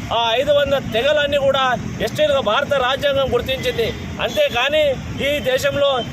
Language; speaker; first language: Telugu; non-native, local second language; Lambadi